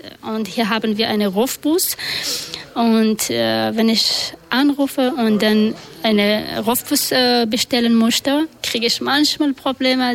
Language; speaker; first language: German; non-native, learner; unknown